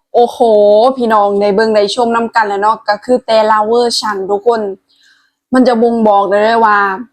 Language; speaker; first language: Thai; native; Thai